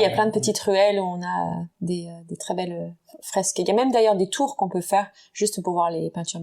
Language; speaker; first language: French; native; French